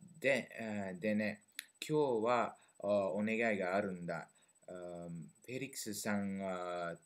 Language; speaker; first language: Japanese; non-native, learner; French